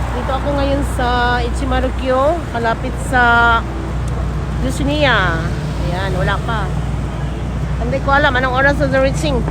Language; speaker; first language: Filipino; native; Filipino